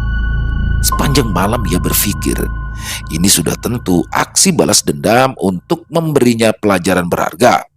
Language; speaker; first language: Indonesian; native; Indonesian